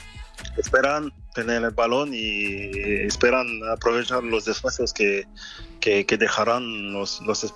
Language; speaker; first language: Spanish; non-native, fluent; French